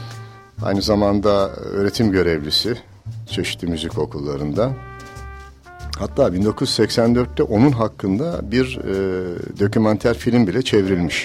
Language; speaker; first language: Turkish; native; Turkish